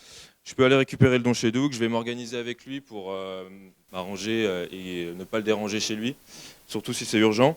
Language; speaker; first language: French; native; French